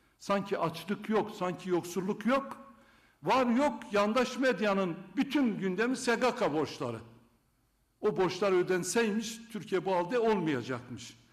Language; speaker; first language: Turkish; non-native, local second language; Kurdish